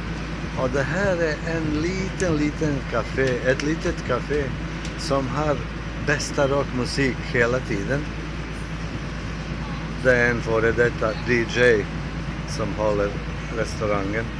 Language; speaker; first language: Swedish; non-native, fluent; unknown